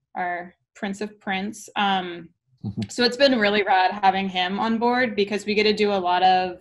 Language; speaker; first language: English; native; English